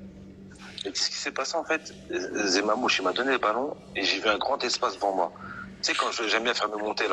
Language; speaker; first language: French; native; French